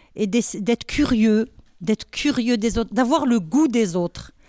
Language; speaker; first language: French; non-native, local second language; Arabic